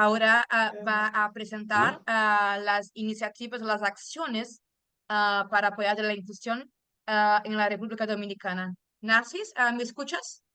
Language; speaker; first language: Spanish; non-native, fluent; Portuguese